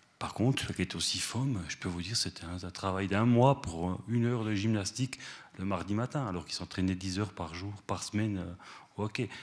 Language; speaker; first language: French; early bilingual, other home language; Spanish